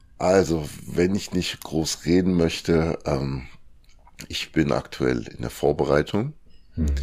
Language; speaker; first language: German; early bilingual, other home language; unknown